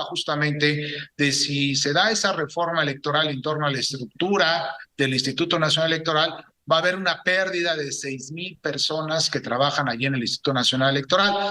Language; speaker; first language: Spanish; native; Spanish